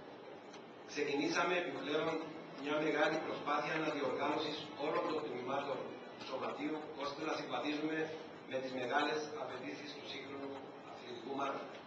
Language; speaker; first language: Greek; native; Greek